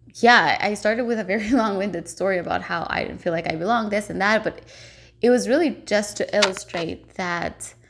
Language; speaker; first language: English; non-native, fluent; Spanish